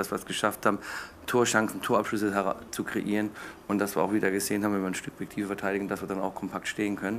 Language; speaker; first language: German; native; German